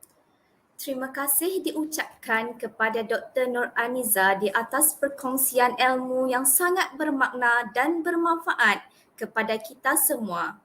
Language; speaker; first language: Malay; native; Malay